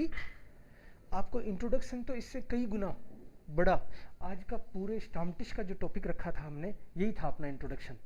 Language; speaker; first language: Hindi; native; Hindi